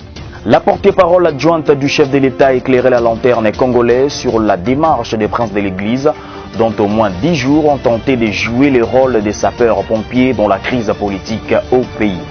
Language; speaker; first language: French; native; French